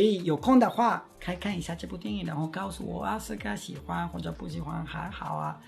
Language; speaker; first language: Chinese; non-native, fluent; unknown